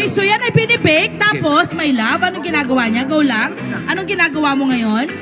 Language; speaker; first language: Filipino; native; Filipino